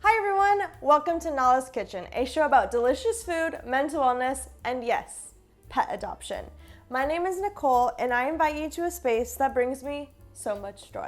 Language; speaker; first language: English; native; English